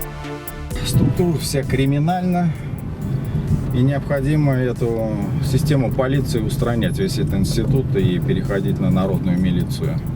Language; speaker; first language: Russian; native; Russian